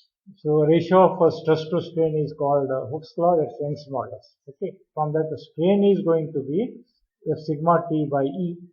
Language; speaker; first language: English; non-native, local second language; Kannada